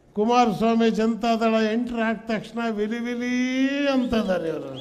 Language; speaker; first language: Kannada; non-native, local second language; Urdu